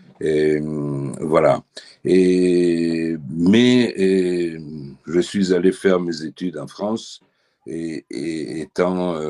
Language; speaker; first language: French; early bilingual, heritage; French